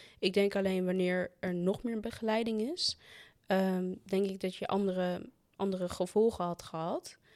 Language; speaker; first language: Dutch; native; Dutch